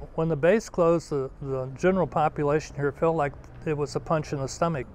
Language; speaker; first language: English; native; English